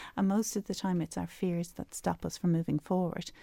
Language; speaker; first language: English; native; English